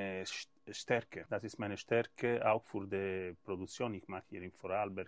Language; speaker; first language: German; non-native, learner; Italian